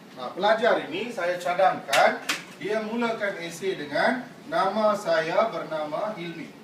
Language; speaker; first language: Malay; non-native, local second language; Tamil